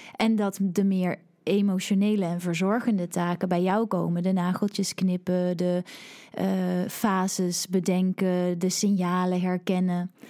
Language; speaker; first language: Dutch; native; Dutch